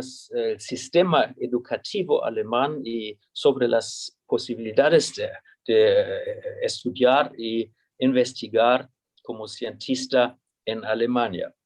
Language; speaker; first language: Spanish; non-native, fluent; German